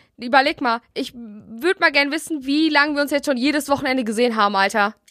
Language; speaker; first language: German; early bilingual, other home language; Russian